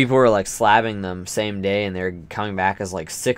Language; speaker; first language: English; native; English